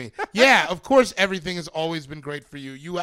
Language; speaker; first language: English; native; English